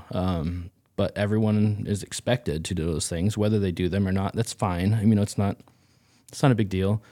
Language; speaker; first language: English; native; English